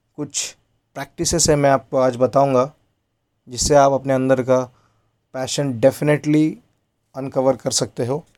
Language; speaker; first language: Hindi; non-native, local second language; Marathi